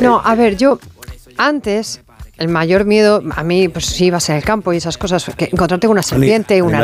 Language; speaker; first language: Spanish; native; Spanish